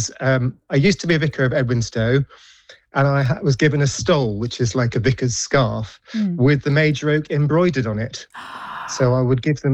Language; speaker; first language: English; native; English